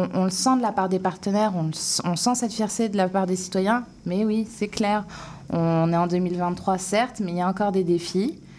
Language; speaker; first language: French; native; French